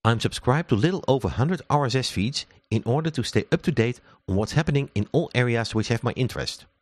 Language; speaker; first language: English; non-native, fluent; Dutch